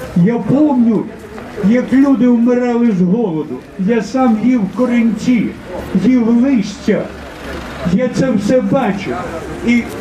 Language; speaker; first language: Ukrainian; non-native, local second language; Russian